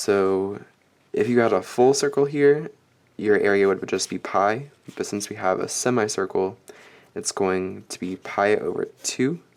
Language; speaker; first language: English; native; English